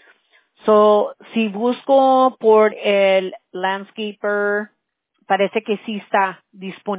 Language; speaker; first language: Spanish; early bilingual, heritage; Spanish